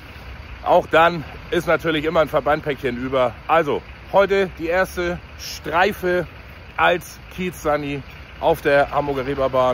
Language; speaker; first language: German; native; German